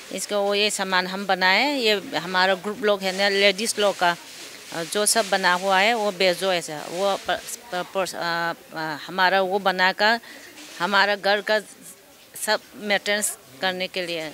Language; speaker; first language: Hindi; non-native, local second language; Manipuri